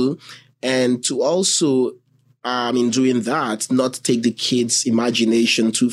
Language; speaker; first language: English; non-native, local second language; Igbo